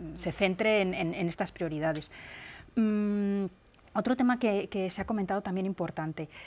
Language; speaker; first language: Spanish; native; Spanish